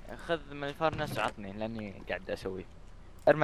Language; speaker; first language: Arabic; native; Arabic